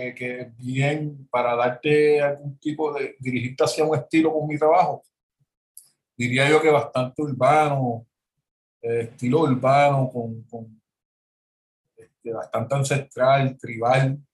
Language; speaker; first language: Spanish; native; Spanish